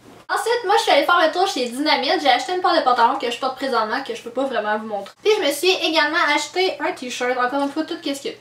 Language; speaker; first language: French; native; French